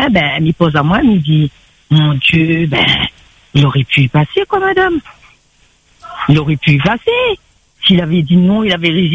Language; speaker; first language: French; non-native, local second language; Réunion Creole French